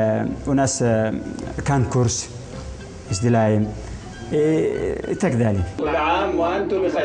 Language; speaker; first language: Russian; non-native, learner; Arabic